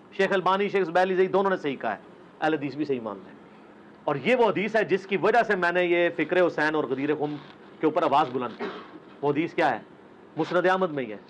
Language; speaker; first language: Urdu; non-native, local second language; Punjabi